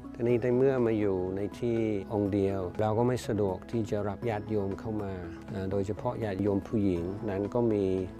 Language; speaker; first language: Thai; non-native, fluent; English